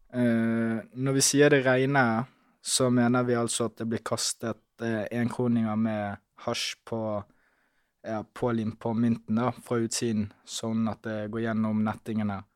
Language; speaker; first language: Norwegian; native; Norwegian